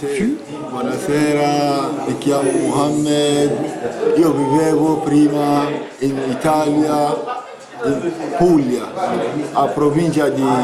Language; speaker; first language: Italian; non-native, learner; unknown